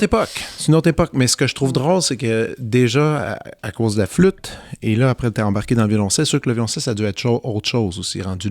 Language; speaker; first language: French; native; French